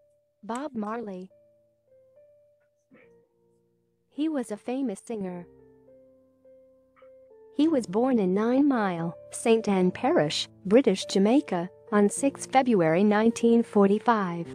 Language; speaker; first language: English; non-native, learner; Indonesian